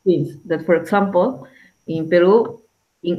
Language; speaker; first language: English; non-native, learner; Spanish